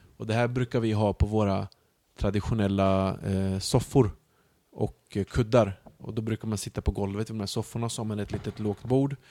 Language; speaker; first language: Swedish; early bilingual, other home language; Bosnian